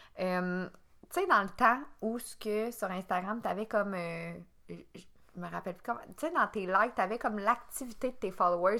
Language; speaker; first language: French; native; French